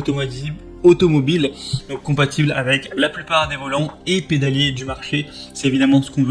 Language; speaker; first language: French; native; French